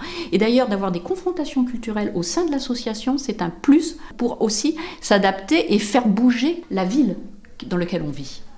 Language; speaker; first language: French; native; French